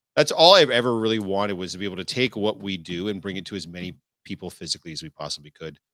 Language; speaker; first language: English; native; English